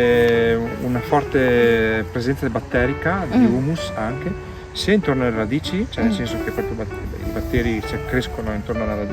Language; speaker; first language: Italian; native; Italian